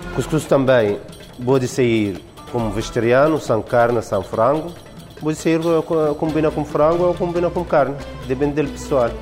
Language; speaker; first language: Portuguese; non-native, learner; Arabic